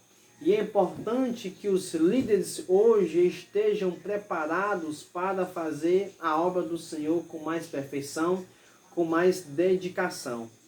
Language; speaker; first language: Portuguese; native; Portuguese